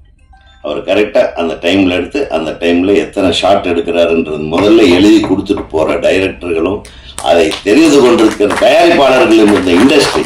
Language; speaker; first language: Tamil; native; Tamil